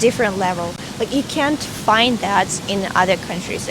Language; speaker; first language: English; non-native, fluent; Russian